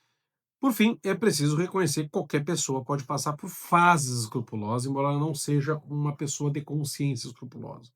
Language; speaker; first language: Portuguese; native; Portuguese